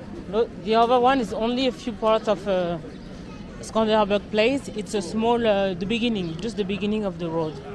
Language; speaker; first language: English; non-native, learner; French